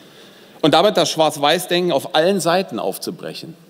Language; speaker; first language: German; native; German